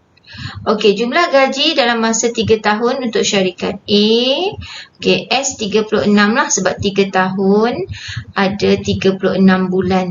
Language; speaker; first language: Malay; native; Malay